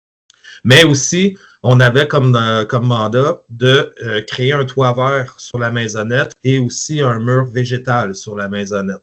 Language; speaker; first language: French; native; French